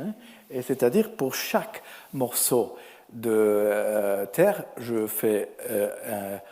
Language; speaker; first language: French; non-native, fluent; Spanish